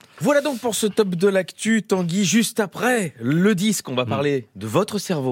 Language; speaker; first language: French; native; French